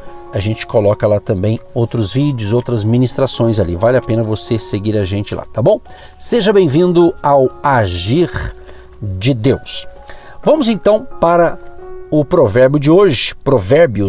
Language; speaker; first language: Portuguese; native; Portuguese